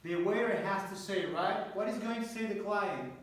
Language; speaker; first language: English; non-native, fluent; Spanish